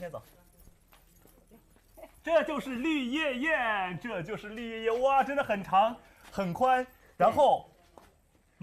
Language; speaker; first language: Chinese; native; Chinese